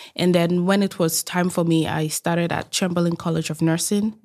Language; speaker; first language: English; non-native, local second language; Igbo